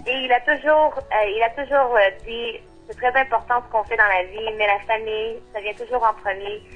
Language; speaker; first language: French; native; French